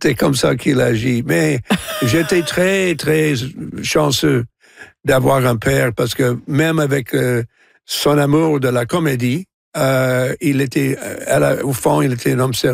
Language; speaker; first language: French; non-native, fluent; English